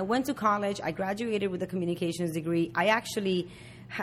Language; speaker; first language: English; early bilingual, other home language; Spanish